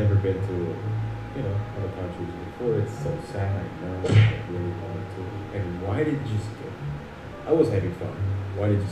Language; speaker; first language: English; non-native, fluent; Indonesian